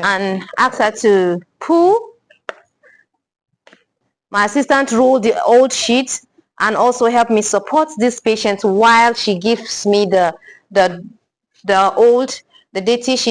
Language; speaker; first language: English; non-native, local second language; Igbo